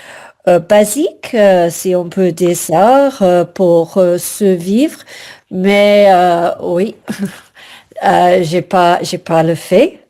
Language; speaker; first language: French; non-native, fluent; English